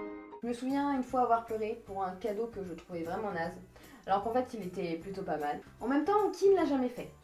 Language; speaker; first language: French; native; French